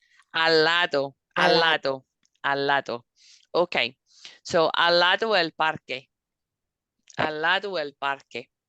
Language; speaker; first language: Spanish; non-native, fluent; English